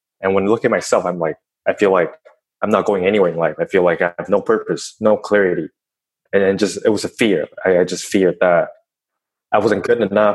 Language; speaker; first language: English; non-native, fluent; Chinese